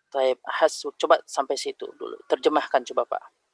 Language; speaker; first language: Indonesian; native; Indonesian